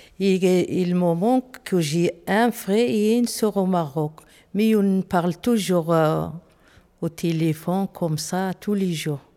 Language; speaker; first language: French; non-native, local second language; Arabic